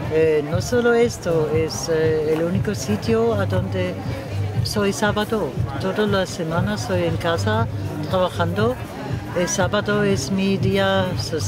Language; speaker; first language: Spanish; non-native, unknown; German